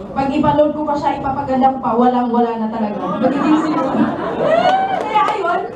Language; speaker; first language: Filipino; non-native, local second language; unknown